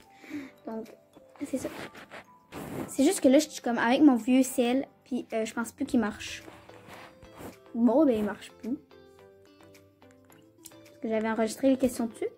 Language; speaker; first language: French; native; French